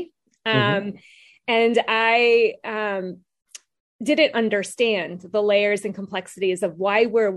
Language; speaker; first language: English; native; English